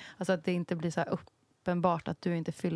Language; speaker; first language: Swedish; native; Swedish